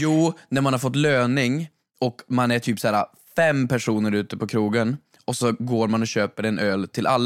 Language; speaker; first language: Swedish; native; Swedish